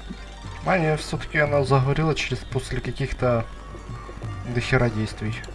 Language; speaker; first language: Russian; native; Russian